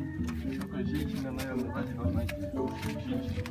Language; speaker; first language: Russian; native; Russian